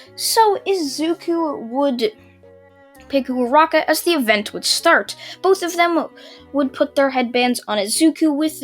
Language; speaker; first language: English; native; English